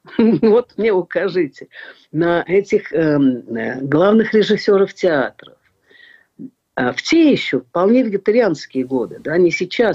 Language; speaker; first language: Russian; native; Russian